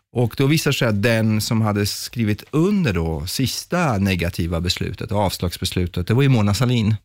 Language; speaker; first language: Swedish; early bilingual, other home language; Persian